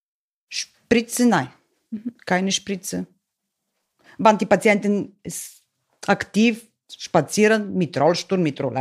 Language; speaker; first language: German; non-native, learner; Bulgarian